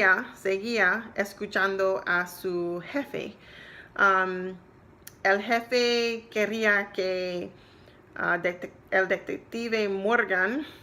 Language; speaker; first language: Spanish; non-native, learner; English